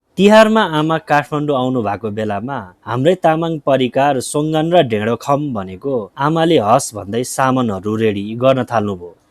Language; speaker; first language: Nepali; non-native, local second language; Eastern Tamang